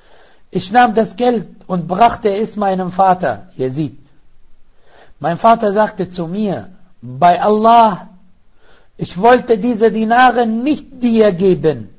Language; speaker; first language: German; non-native, fluent; Arabic